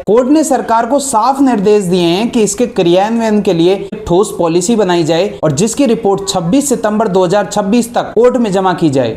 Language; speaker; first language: Hindi; native; Hindi